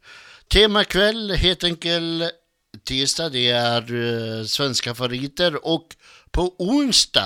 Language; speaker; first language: Swedish; native; Swedish